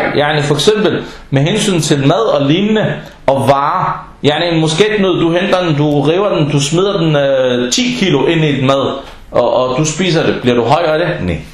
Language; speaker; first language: Danish; non-native, fluent; Arabic